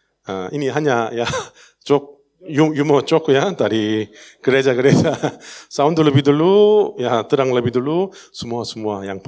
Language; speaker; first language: Indonesian; non-native, learner; Korean